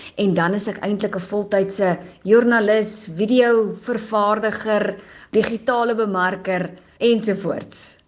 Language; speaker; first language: Afrikaans; native; Afrikaans